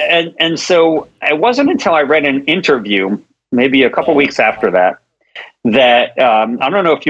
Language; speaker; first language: English; native; English